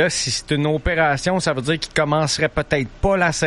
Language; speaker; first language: French; native; French